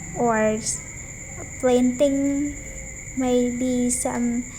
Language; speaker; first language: English; non-native, learner; Vietnamese